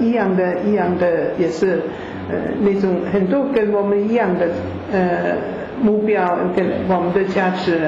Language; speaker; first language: Chinese; non-native, fluent; German